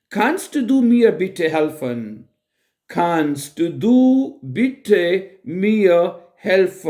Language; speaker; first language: German; non-native, fluent; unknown